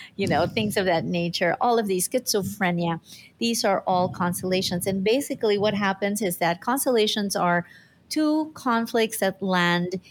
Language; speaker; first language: English; non-native, local second language; Filipino